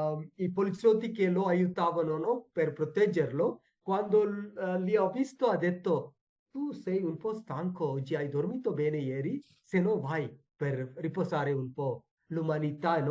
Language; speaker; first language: Italian; non-native, fluent; Tamil